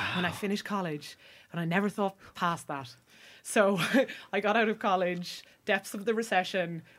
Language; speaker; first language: English; native; English